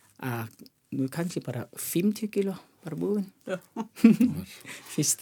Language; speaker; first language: Icelandic; non-native, learner; Thai